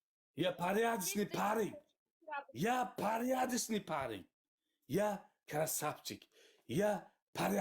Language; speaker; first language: Russian; non-native, learner; Uzbek